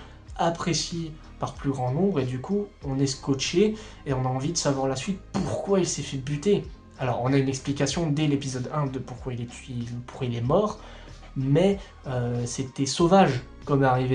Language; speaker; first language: French; native; French